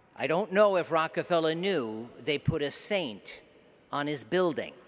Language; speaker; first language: English; native; English